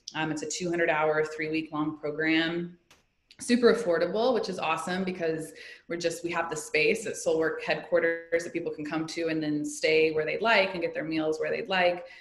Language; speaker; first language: English; native; English